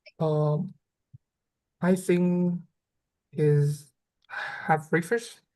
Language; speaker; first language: English; non-native, learner; Vietnamese